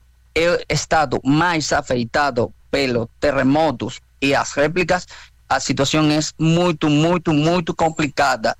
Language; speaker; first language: Portuguese; non-native, fluent; Spanish